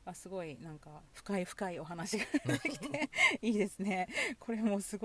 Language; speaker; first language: Japanese; native; Japanese